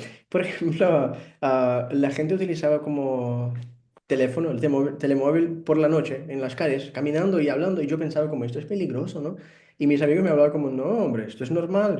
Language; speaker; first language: Spanish; non-native, fluent; Portuguese